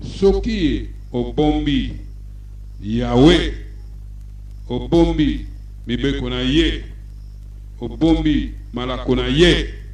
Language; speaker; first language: Lingala; non-native, local second language; Kongo